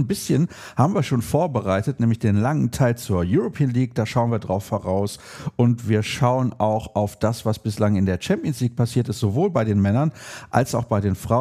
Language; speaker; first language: German; native; German